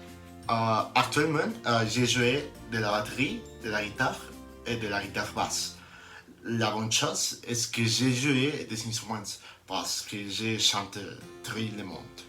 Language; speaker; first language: French; non-native, learner; Spanish